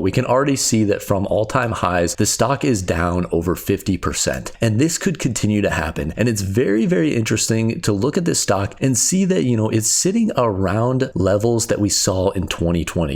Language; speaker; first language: English; native; English